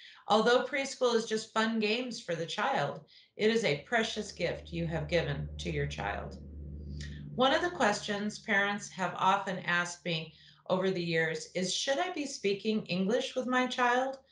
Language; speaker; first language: English; native; English